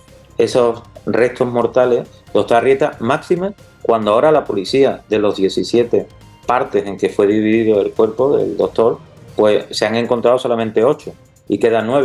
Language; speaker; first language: Spanish; native; Spanish